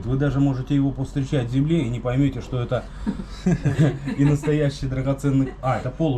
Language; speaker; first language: Russian; native; Russian